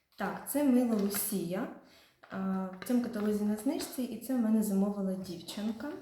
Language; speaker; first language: Ukrainian; non-native, local second language; Russian